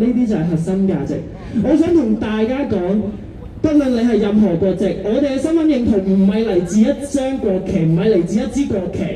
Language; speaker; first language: Cantonese; native; Cantonese